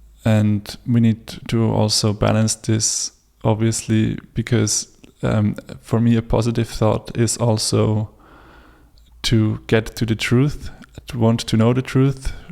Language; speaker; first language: English; non-native, fluent; German